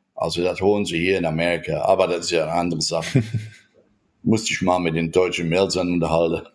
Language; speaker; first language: German; native; German